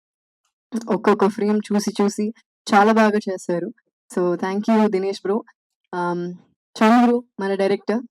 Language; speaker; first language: Telugu; non-native, fluent; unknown